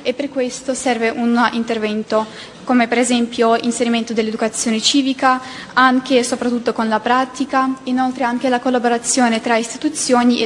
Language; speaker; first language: Italian; non-native, fluent; Ukrainian